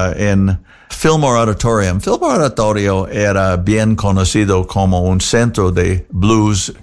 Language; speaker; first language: Spanish; non-native, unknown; English